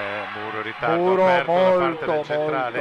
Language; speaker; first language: Italian; native; Italian